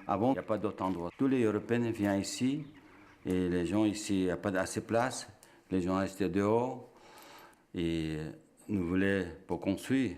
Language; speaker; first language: French; non-native, learner; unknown